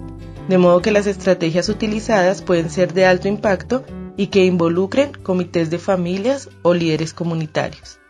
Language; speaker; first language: Spanish; native; Spanish